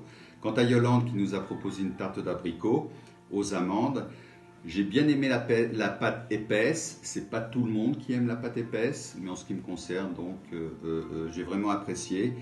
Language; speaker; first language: French; non-native, learner; Portuguese